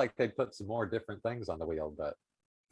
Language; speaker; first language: English; native; English